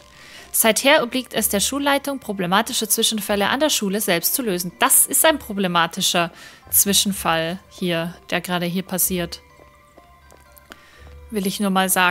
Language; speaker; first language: German; native; German